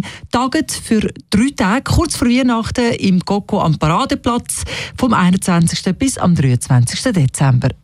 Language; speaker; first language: German; native; German